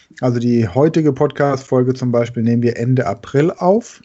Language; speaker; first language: German; native; German